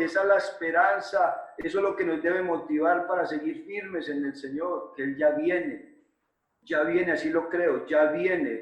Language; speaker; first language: Spanish; native; Spanish